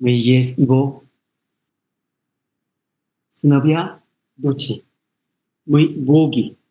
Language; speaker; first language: Russian; non-native, learner; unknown